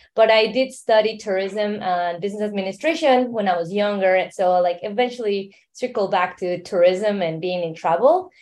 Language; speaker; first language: English; non-native, fluent; Spanish